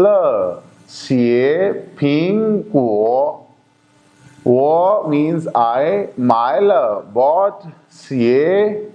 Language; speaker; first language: Chinese; non-native, learner; Urdu